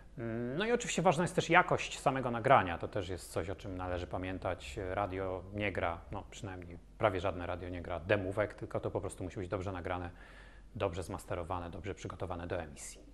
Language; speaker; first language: Polish; native; Polish